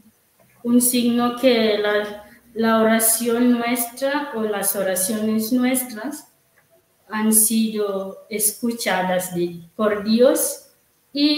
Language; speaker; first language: Spanish; non-native, learner; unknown